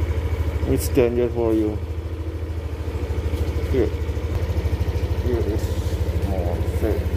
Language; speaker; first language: English; non-native, learner; Indonesian